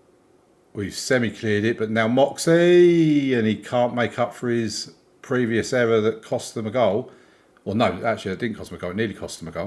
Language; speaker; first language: English; native; English